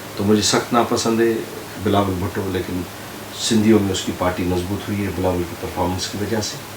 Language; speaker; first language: Urdu; non-native, local second language; Sindhi